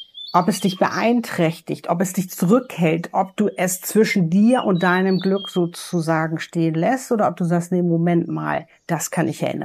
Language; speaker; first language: German; native; German